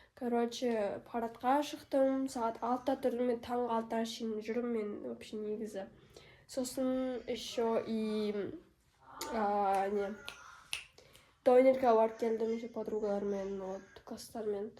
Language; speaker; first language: Kazakh; non-native, local second language; Russian